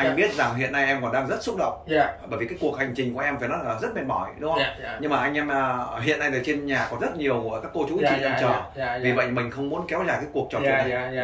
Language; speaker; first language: Vietnamese; native; Vietnamese